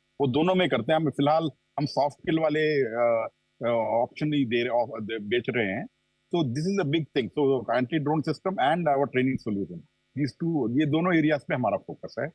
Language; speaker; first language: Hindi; non-native, local second language; Telugu